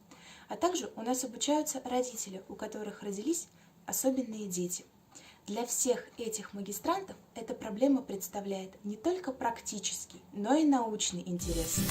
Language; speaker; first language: Russian; native; Russian